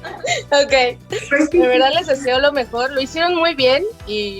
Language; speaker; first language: Spanish; native; Spanish